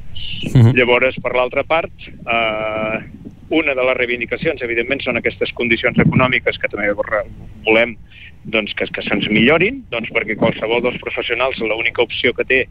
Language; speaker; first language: Catalan; native; Catalan